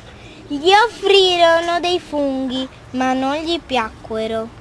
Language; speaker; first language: Italian; native; Italian